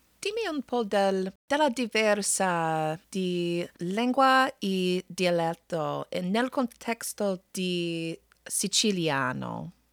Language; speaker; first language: Italian; non-native, learner; English